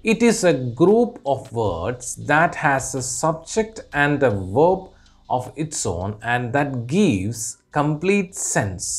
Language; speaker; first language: English; non-native, local second language; Malayalam